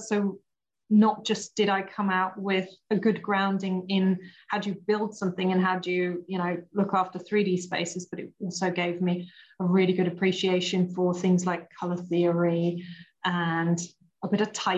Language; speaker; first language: English; non-native, fluent; German